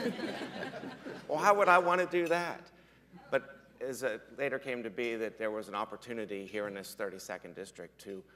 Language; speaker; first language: English; native; English